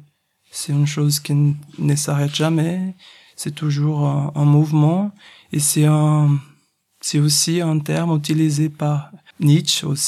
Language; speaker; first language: French; non-native, fluent; Portuguese